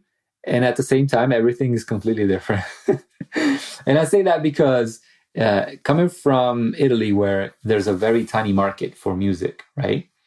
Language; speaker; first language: English; non-native, fluent; Italian